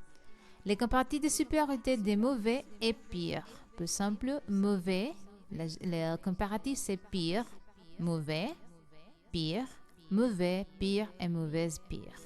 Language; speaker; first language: French; non-native, learner; Spanish